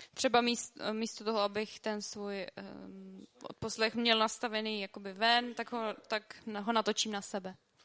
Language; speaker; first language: Czech; native; Czech